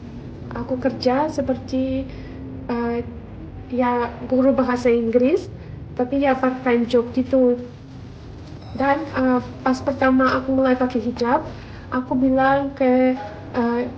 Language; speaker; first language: Indonesian; non-native, fluent; Russian